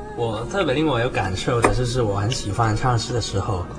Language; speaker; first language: Chinese; non-native, local second language; Cantonese